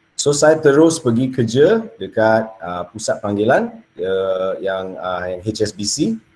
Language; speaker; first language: Malay; non-native, local second language; English